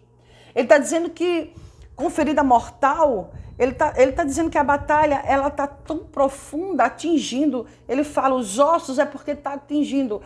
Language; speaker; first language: Portuguese; native; Portuguese